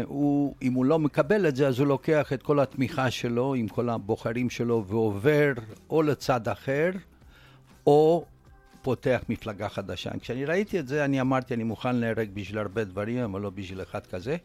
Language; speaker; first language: Hebrew; non-native, fluent; Romanian